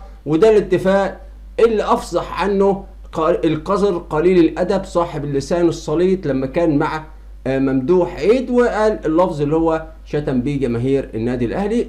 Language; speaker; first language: Arabic; native; Arabic